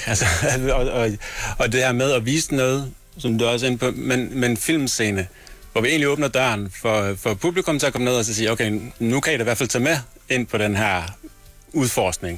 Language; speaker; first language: Danish; native; Danish